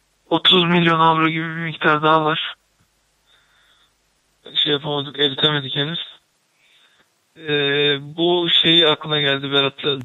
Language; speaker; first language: Turkish; native; Turkish